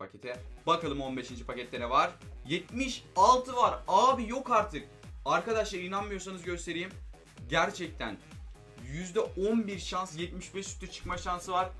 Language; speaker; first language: Turkish; native; Turkish